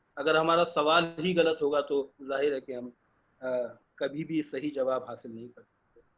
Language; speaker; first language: Hindi; native; Hindi